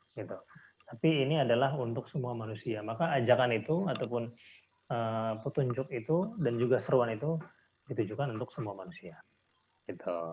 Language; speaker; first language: Indonesian; native; Indonesian